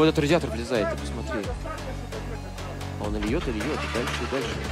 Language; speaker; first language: Russian; native; Russian